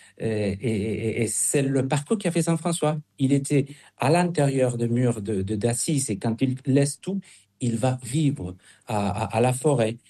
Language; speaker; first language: French; non-native, fluent; Spanish